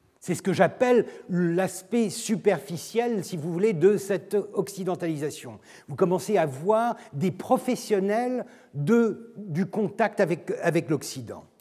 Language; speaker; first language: French; non-native, fluent; Turkish